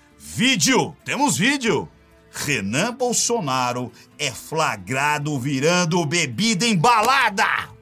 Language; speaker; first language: Portuguese; native; Portuguese